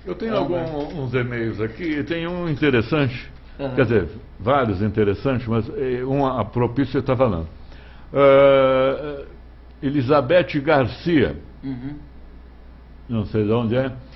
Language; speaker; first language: Portuguese; native; Portuguese